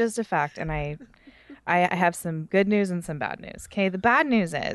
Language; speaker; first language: English; native; English